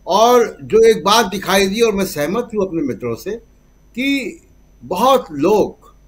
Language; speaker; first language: Hindi; native; Hindi